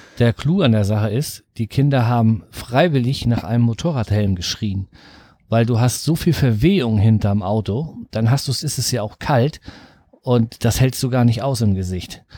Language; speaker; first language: German; native; German